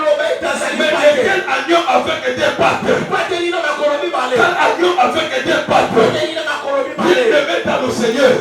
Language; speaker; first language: French; non-native, local second language; Lingala